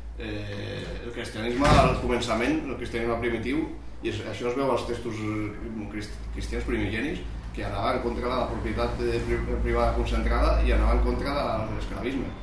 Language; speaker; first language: Catalan; non-native, local second language; Spanish